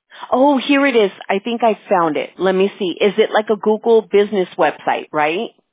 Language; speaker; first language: English; early bilingual, other home language; Spanish